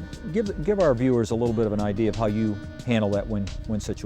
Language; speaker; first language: English; native; English